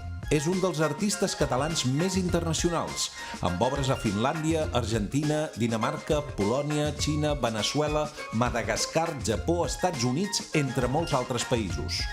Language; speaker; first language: Catalan; native; Catalan